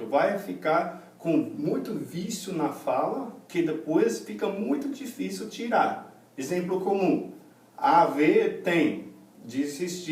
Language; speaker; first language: Portuguese; non-native, fluent; English